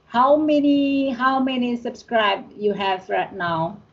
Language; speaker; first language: English; non-native, learner; Indonesian